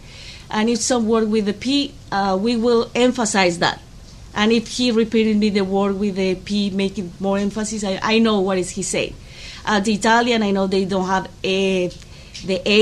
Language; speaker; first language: English; non-native, fluent; Spanish